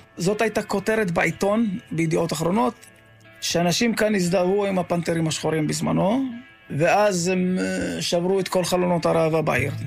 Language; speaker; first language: Hebrew; native; Hebrew